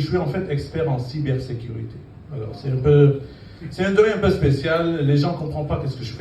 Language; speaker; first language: French; non-native, fluent; Arabic